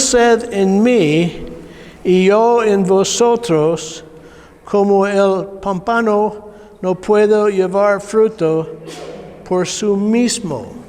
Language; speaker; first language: Spanish; non-native, learner; English